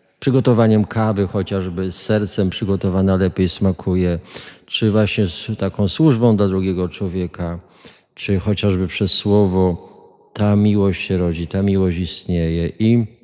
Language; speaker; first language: Polish; native; Polish